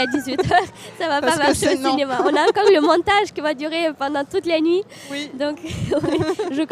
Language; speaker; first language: French; non-native, fluent; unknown